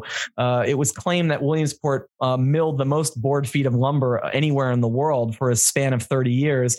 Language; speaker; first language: English; native; English